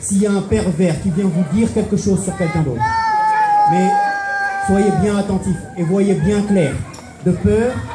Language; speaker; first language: French; native; French